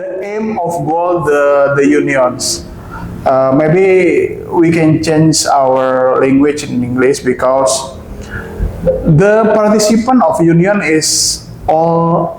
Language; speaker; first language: English; non-native, local second language; Indonesian